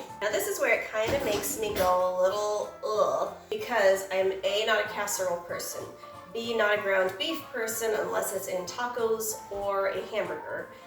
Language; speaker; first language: English; native; English